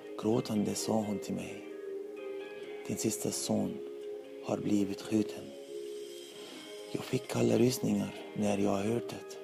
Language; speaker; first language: Swedish; non-native, learner; Arabic